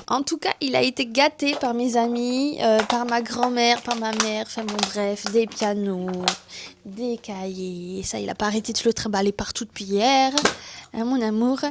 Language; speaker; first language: French; native; French